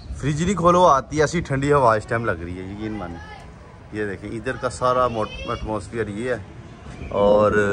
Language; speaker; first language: Urdu; non-native, local second language; Punjabi